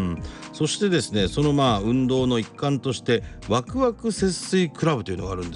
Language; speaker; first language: Japanese; native; Japanese